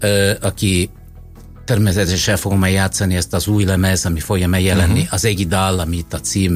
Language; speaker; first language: Hungarian; non-native, fluent; Italian